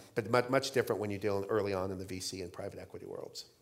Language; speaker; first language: English; native; English